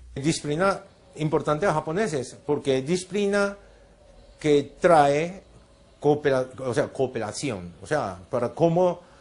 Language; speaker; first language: Spanish; non-native, fluent; Japanese